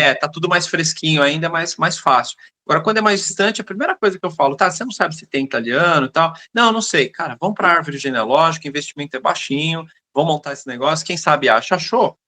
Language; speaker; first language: Portuguese; native; Portuguese